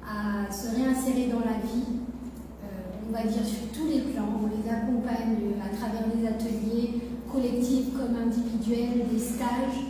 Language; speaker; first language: French; native; French